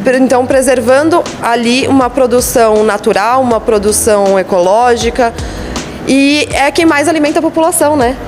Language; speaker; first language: Portuguese; native; Portuguese